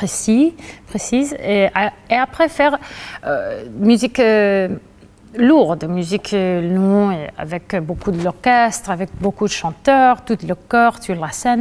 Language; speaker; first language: French; non-native, fluent; Spanish